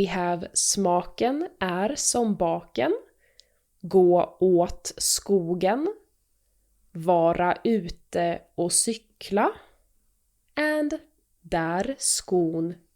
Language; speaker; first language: Swedish; native; Swedish